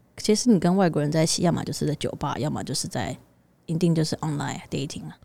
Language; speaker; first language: Chinese; native; Chinese